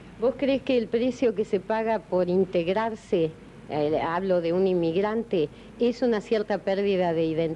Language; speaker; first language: Spanish; native; Spanish